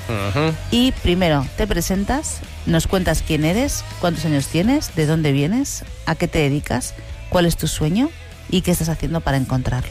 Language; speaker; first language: Spanish; native; Spanish